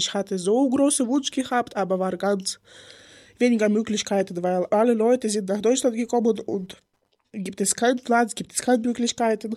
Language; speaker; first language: German; non-native, learner; Ukrainian